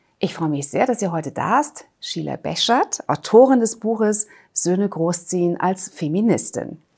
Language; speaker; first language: German; native; German